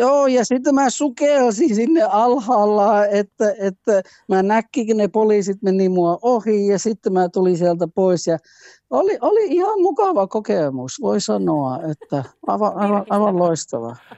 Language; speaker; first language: Finnish; early bilingual, heritage; Finnish